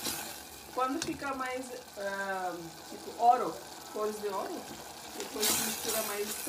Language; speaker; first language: Portuguese; non-native, learner; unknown